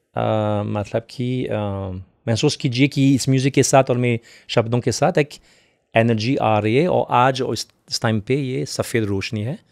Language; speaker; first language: Hindi; non-native, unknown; French